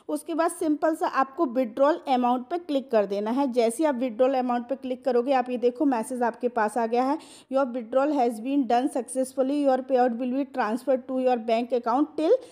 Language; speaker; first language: Hindi; non-native, local second language; Marathi